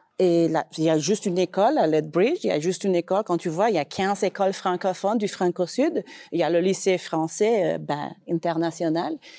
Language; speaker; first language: French; non-native, fluent; Spanish